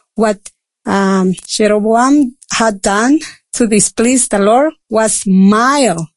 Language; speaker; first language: English; non-native, fluent; Spanish